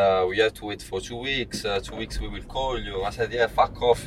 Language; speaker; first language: English; non-native, learner; Italian